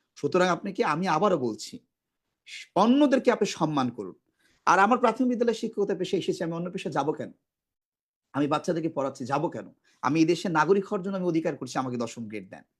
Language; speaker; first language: Bangla; native; Bangla